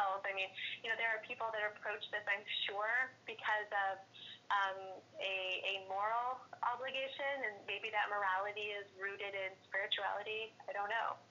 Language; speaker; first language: English; native; English